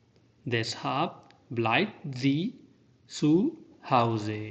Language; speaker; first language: German; non-native, fluent; Urdu